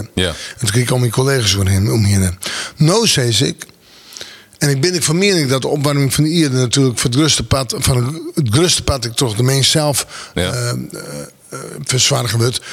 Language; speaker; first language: Dutch; non-native, local second language; Western Frisian